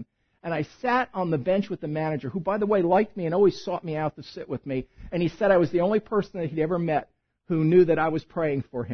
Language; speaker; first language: English; native; English